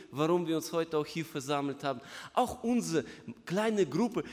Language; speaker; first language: German; non-native, fluent; Russian